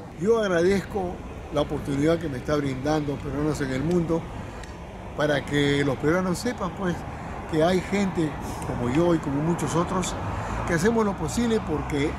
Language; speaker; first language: Spanish; native; Spanish